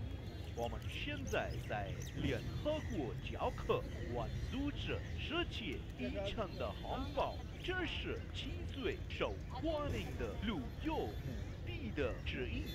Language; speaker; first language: Chinese; non-native, learner; Hindi